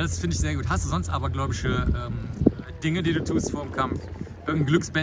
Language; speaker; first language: German; native; German